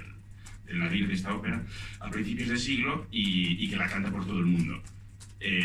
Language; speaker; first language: Spanish; native; Spanish